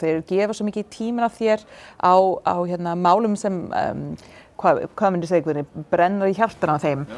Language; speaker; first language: Icelandic; non-native, learner; English